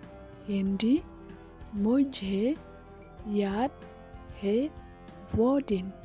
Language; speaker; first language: Hindi; non-native, local second language; Khasi